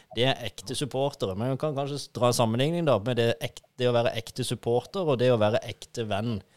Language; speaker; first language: Norwegian; native; Norwegian